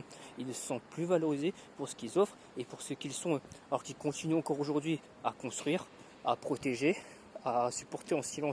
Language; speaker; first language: French; native; French